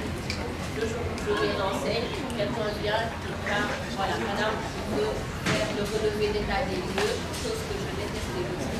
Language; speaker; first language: French; non-native, local second language; Wolof